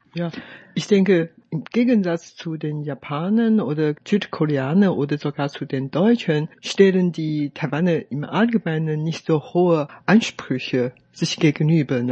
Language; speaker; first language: German; non-native, fluent; Chinese